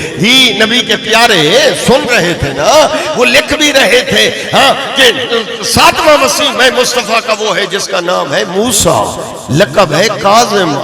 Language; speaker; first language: Urdu; non-native, local second language; Punjabi